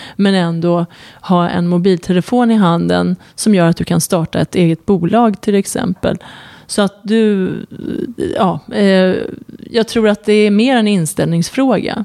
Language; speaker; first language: Swedish; early bilingual, other home language; Persian